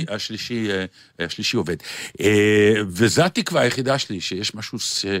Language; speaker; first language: Hebrew; native; Hebrew